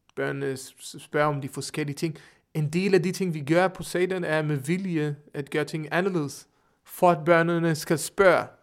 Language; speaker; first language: Danish; non-native, fluent; Hebrew